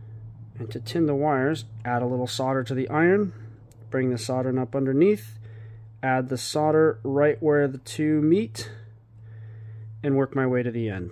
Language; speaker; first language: English; native; English